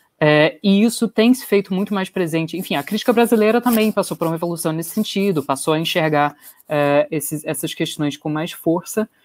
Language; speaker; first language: Portuguese; non-native, fluent; English